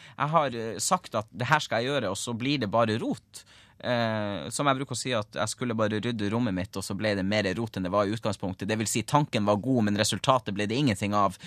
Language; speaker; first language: Norwegian; native; Norwegian